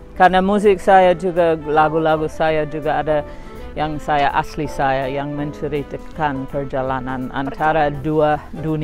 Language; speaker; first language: Indonesian; non-native, fluent; English